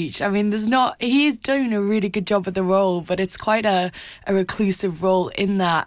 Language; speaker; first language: English; native; English